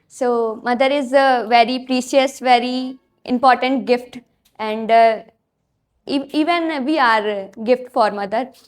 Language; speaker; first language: English; non-native, learner; Hindi